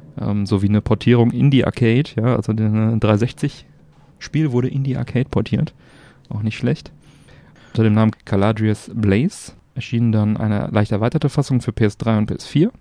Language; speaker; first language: German; native; German